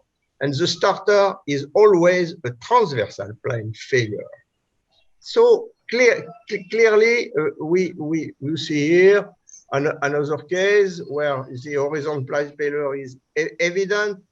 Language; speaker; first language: English; non-native, fluent; French